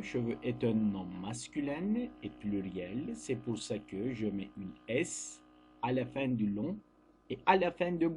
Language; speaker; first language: French; non-native, learner; Turkish